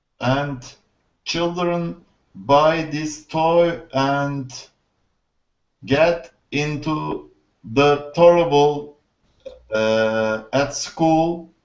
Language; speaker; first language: English; non-native, learner; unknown